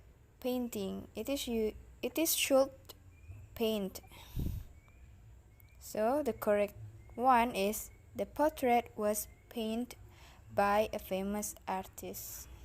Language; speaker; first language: English; non-native, learner; Indonesian